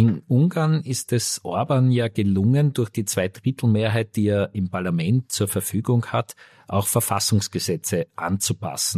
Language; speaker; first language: German; native; German